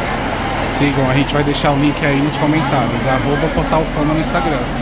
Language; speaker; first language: Portuguese; native; Portuguese